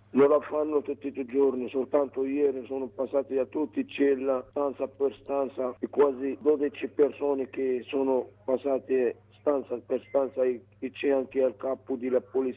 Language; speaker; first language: Italian; non-native, learner; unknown